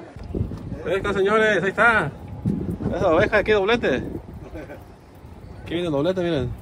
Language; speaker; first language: Spanish; native; Spanish